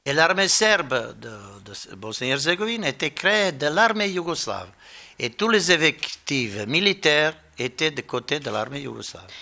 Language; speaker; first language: French; non-native, learner; Bosnian